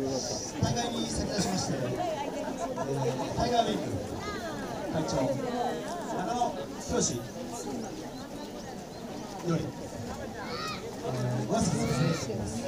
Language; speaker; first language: Japanese; native; Japanese